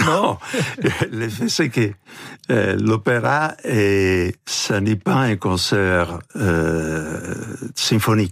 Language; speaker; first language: French; non-native, fluent; Italian